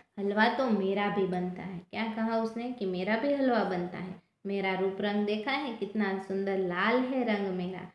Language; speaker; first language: Hindi; non-native, local second language; Gujarati